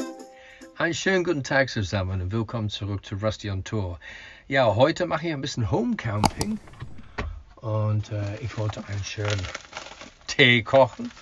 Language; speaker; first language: German; non-native, fluent; English